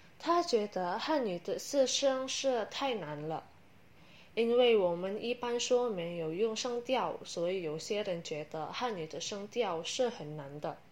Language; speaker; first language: Chinese; non-native, learner; Indonesian